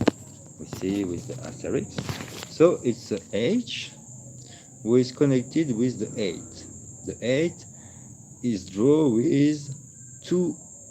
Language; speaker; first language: English; non-native, learner; French